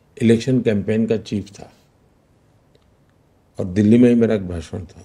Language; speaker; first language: Hindi; non-native, local second language; Gujarati